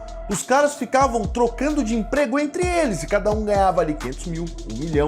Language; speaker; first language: Portuguese; native; Portuguese